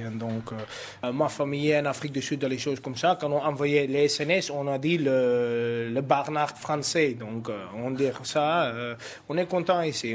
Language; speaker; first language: French; non-native, fluent; Afrikaans